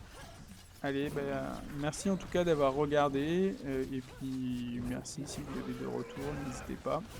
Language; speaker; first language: French; native; French